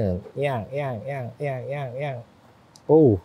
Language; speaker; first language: Korean; native; Korean